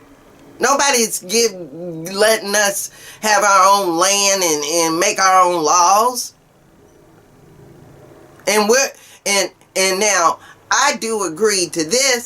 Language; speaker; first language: English; native; English